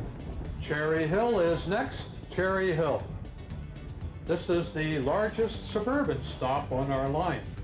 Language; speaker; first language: English; native; English